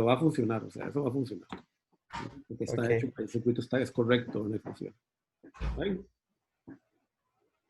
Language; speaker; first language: Spanish; native; Spanish